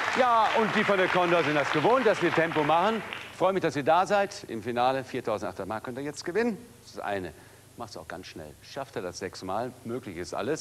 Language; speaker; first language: German; native; German